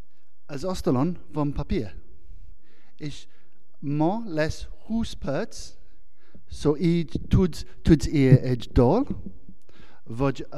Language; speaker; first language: Hungarian; non-native, learner; English